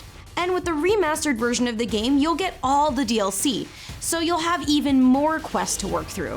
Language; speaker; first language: English; native; English